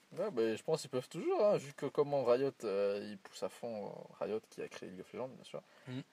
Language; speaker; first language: French; early bilingual, other home language; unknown